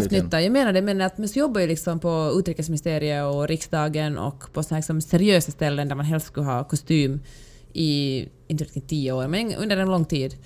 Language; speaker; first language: Swedish; native; Swedish